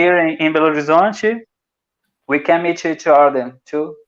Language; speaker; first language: English; non-native, learner; Portuguese